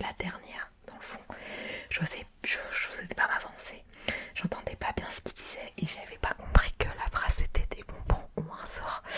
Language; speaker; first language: French; early bilingual, other home language; Vietnamese